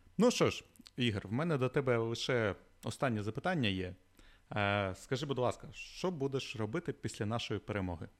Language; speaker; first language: Ukrainian; native; Ukrainian